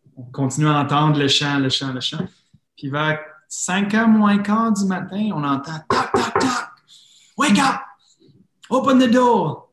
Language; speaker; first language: French; non-native, fluent; English